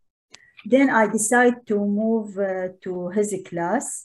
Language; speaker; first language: English; non-native, learner; Arabic